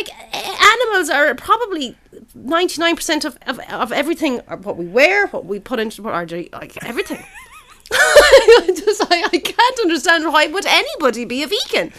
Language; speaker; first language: English; native; English